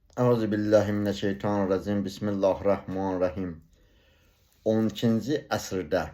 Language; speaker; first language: Azerbaijani; non-native, local second language; Talysh